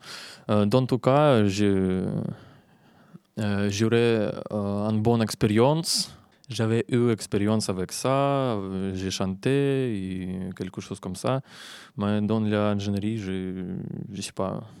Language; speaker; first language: French; non-native, learner; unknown